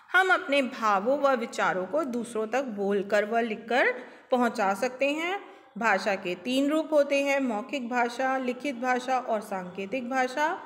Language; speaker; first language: Hindi; native; Hindi